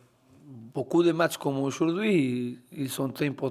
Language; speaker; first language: French; non-native, learner; Spanish